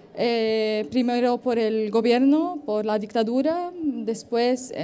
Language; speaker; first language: Spanish; non-native, fluent; Arabic